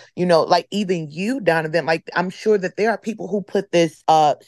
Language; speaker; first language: English; native; English